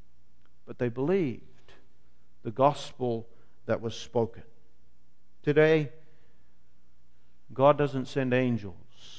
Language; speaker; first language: English; native; English